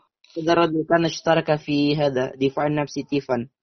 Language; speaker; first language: Arabic; non-native, learner; Indonesian